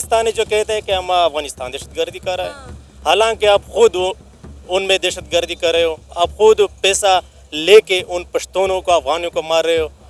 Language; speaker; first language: Hindi; non-native, local second language; Pashto